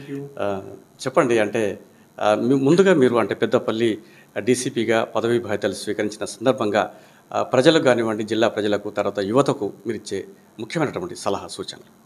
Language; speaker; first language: Telugu; native; Telugu